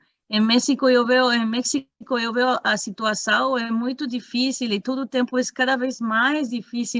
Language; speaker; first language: Portuguese; non-native, fluent; Spanish